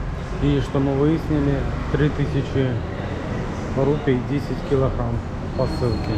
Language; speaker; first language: Russian; native; Russian